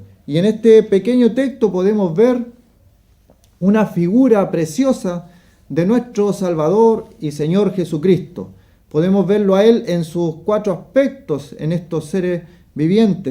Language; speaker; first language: Spanish; native; Spanish